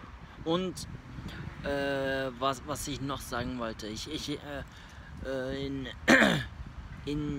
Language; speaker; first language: German; early bilingual, other home language; Turkish